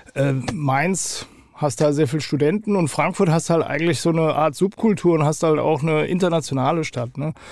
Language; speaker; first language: German; native; German